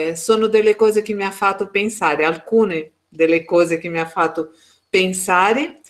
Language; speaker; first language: Italian; non-native, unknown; Portuguese